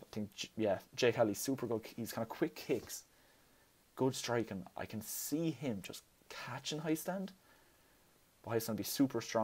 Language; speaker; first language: English; native; English